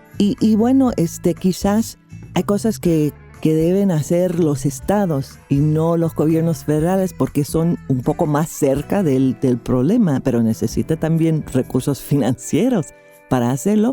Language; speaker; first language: Spanish; non-native, fluent; English